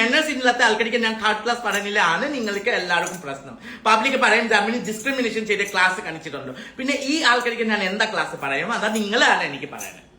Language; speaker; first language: Malayalam; non-native, learner; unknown